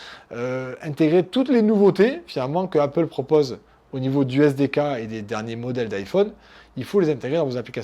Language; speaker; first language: French; native; French